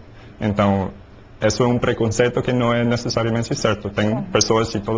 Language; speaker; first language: Portuguese; non-native, learner; English